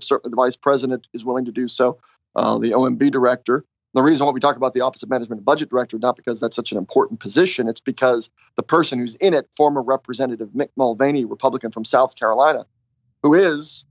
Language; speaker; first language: English; native; English